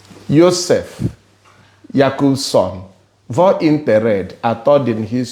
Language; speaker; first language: Swedish; non-native, fluent; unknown